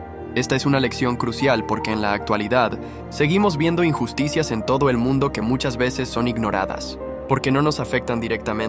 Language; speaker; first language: Spanish; native; Spanish